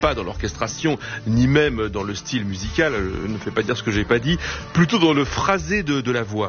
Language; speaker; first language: French; native; French